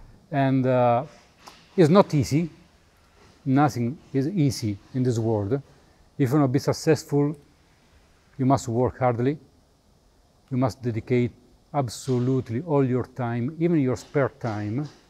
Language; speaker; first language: English; non-native, fluent; Italian